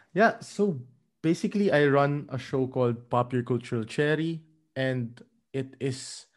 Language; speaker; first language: English; non-native, local second language; Filipino